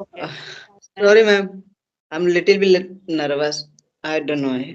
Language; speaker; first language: English; non-native, learner; Hindi